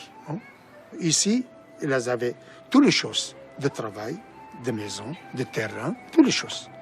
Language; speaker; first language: French; non-native, fluent; Assyrian Neo-Aramaic